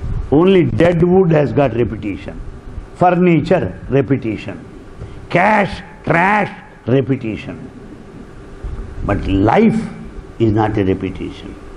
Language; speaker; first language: English; non-native, local second language; Telugu